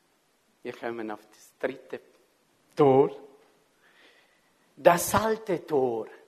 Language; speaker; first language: German; non-native, fluent; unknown